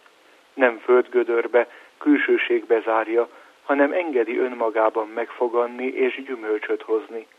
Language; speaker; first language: Hungarian; native; Hungarian